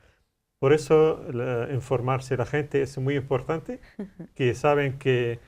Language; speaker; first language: Spanish; non-native, learner; Arabic